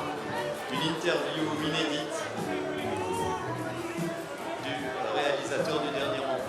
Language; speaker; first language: French; native; French